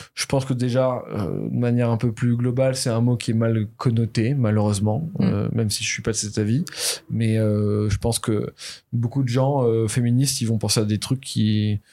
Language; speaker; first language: French; native; French